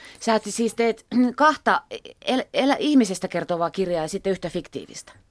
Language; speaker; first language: Finnish; native; Finnish